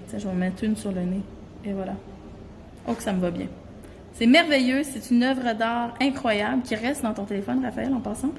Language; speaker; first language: French; native; French